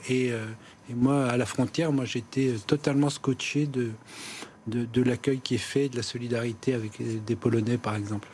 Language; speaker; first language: French; native; French